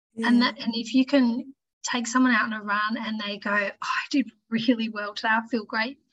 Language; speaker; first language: English; native; English